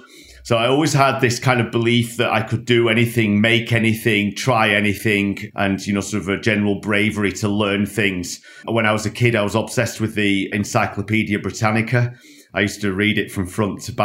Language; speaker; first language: English; native; English